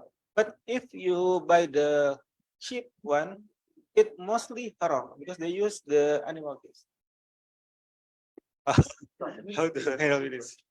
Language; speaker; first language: English; non-native, learner; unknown